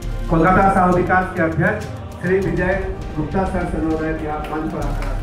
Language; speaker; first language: Hindi; native; Hindi